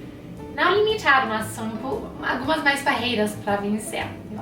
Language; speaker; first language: Portuguese; non-native, fluent; German